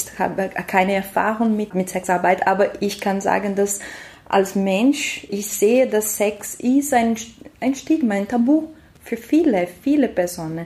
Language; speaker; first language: German; non-native, fluent; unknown